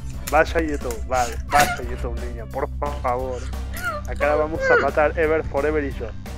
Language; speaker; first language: Spanish; native; Spanish